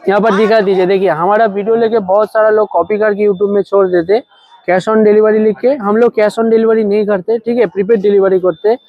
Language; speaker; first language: Hindi; non-native, local second language; Bangla